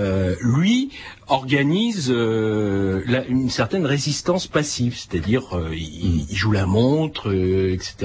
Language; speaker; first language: French; native; French